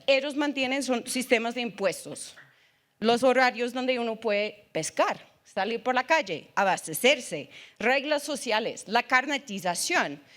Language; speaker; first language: Spanish; non-native, fluent; English